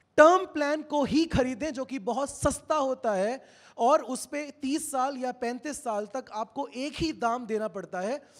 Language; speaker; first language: Hindi; native; Hindi